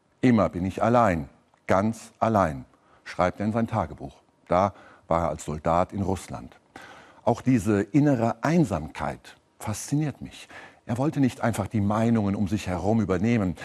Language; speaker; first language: German; native; German